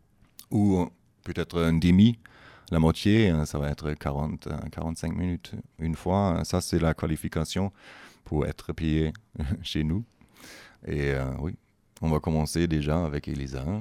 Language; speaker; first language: French; non-native, fluent; German